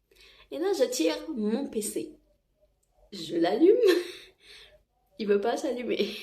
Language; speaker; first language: French; non-native, local second language; Arabic